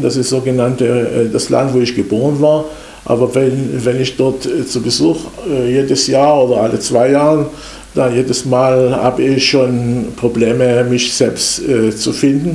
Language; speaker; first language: German; non-native, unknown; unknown